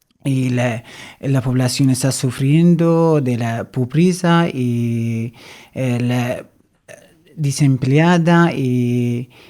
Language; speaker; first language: Spanish; non-native, fluent; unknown